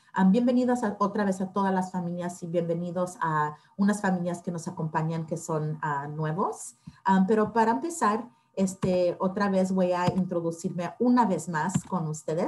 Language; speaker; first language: Spanish; early bilingual, heritage; Spanish